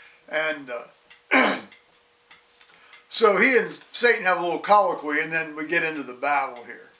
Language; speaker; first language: English; native; English